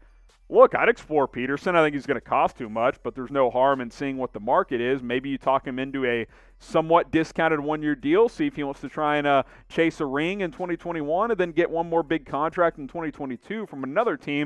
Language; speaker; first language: English; native; English